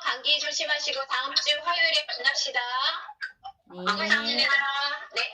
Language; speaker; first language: Korean; native; Korean